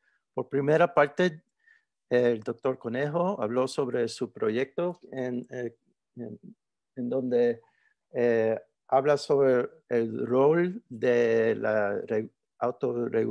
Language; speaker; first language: Spanish; early bilingual, heritage; Spanish